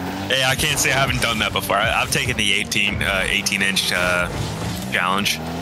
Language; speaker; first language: English; early bilingual, other home language; French